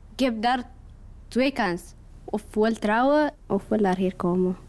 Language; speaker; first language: Dutch; non-native, learner; Tigrinya